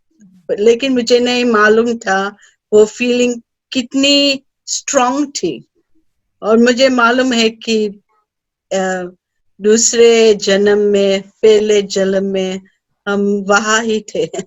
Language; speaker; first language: Hindi; early bilingual, heritage; Hindi